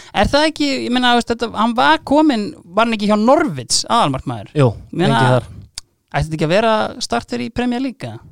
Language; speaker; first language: Icelandic; native; Icelandic